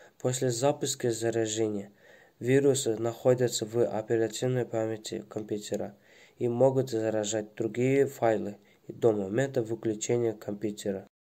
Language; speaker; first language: Russian; non-native, local second language; Kyrgyz